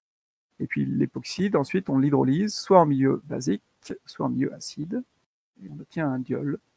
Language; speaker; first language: French; native; French